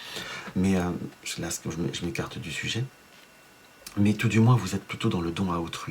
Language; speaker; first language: French; native; French